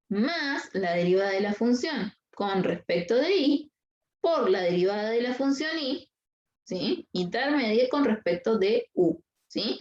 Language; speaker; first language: Spanish; native; Spanish